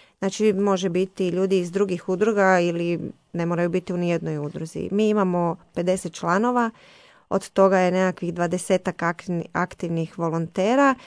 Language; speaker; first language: Croatian; native; Croatian